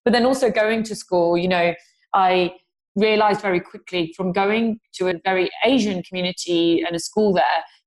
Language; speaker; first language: English; non-native, local second language; Gujarati